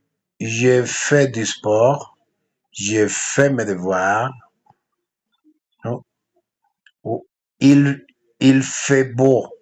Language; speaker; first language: French; non-native, fluent; Spanish